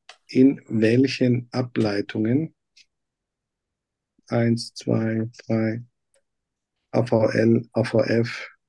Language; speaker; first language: German; non-native, fluent; Turkish